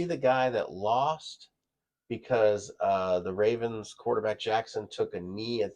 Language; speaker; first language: English; native; English